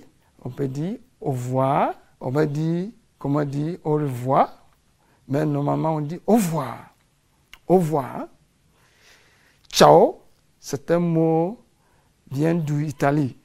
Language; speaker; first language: French; non-native, fluent; English